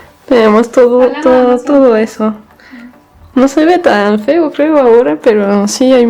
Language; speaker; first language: Spanish; non-native, fluent; French